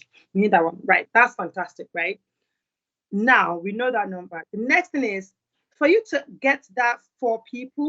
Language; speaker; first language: English; non-native, local second language; Yoruba